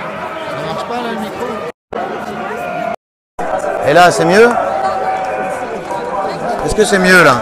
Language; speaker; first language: French; native; French